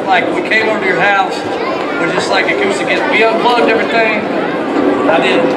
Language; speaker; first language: English; native; English